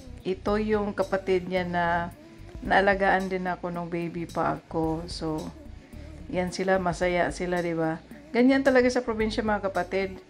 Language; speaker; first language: Filipino; non-native, local second language; Cebuano